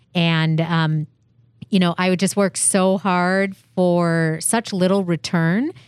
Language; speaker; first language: English; native; English